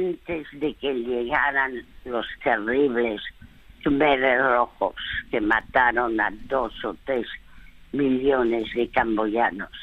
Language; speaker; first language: Spanish; early bilingual, other home language; French